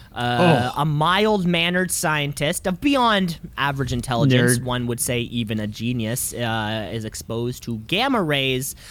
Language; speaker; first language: English; native; English